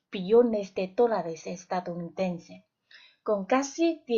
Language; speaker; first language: Spanish; non-native, fluent; Chinese